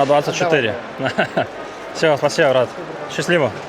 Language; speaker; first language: Russian; non-native, learner; Lithuanian